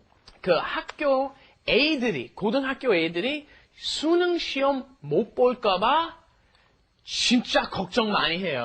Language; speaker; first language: Korean; non-native, fluent; English